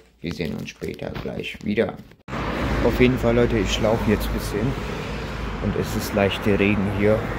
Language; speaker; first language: German; early bilingual, other home language; Turkish